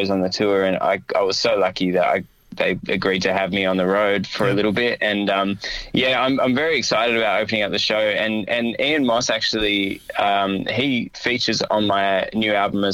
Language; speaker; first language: English; native; English